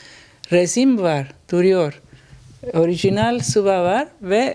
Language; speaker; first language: Turkish; non-native, learner; Italian